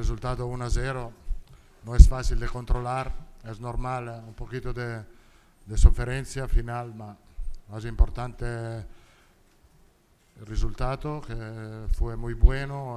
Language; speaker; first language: Spanish; non-native, learner; Italian